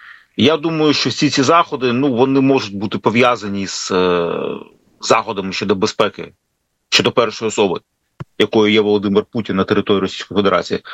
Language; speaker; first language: Ukrainian; native; Ukrainian